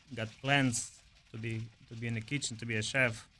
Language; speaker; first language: English; non-native, learner; Ukrainian